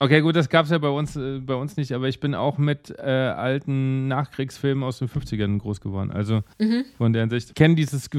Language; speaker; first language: German; native; German